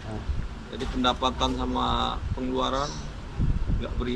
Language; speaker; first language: Indonesian; native; Indonesian